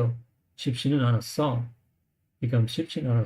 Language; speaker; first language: Korean; non-native, learner; English